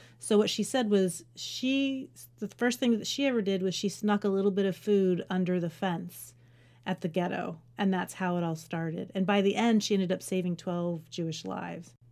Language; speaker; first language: English; native; English